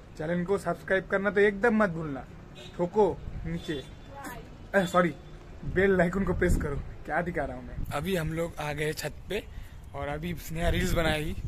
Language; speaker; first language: Hindi; native; Hindi